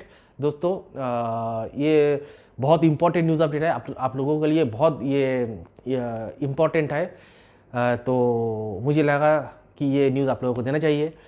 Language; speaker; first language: Hindi; non-native, local second language; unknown